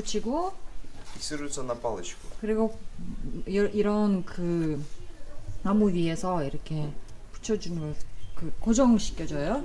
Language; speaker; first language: Korean; non-native, fluent; Uzbek